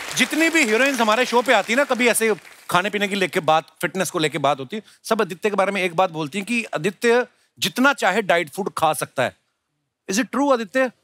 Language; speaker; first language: Hindi; non-native, local second language; Punjabi